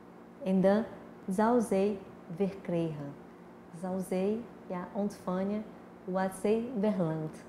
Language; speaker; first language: Dutch; non-native, fluent; Portuguese